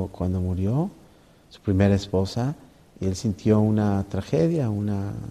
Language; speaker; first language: Spanish; native; Spanish